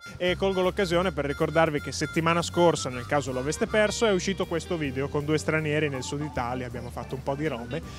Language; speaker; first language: Italian; native; Italian